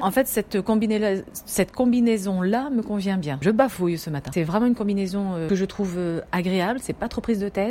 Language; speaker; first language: French; native; French